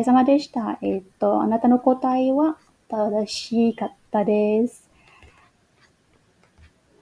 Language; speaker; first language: Japanese; non-native, learner; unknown